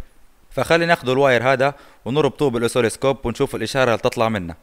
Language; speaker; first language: Arabic; native; Arabic